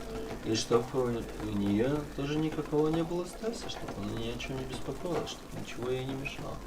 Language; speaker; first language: Russian; native; Russian